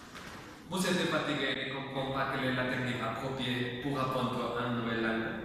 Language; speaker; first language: French; non-native, learner; Spanish